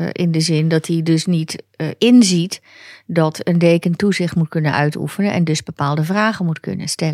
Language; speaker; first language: Dutch; native; Dutch